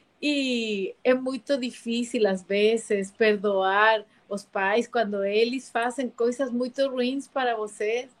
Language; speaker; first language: Portuguese; non-native, learner; Spanish